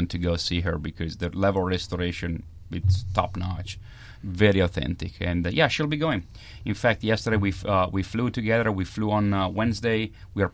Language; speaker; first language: English; non-native, fluent; Italian